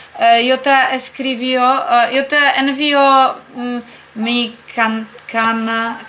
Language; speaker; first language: Spanish; non-native, learner; Czech